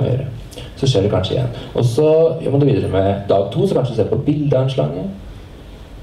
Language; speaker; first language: Norwegian; native; Norwegian